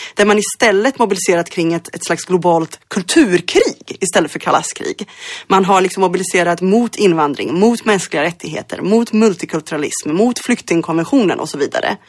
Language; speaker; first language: Swedish; early bilingual, other home language; Bosnian